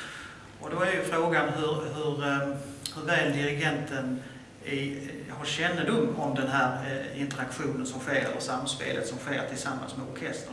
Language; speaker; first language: Swedish; native; Swedish